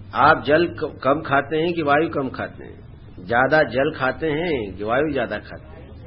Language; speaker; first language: Hindi; non-native, local second language; Bangla